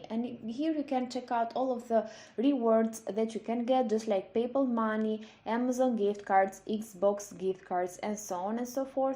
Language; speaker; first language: English; non-native, fluent; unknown